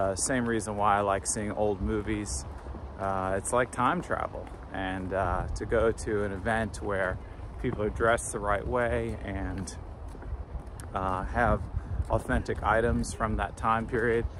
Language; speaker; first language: English; native; English